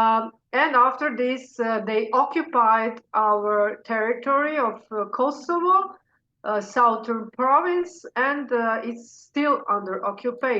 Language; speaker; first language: English; non-native, fluent; Serbian